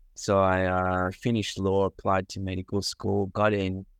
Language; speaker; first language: English; early bilingual, other home language; Sinhala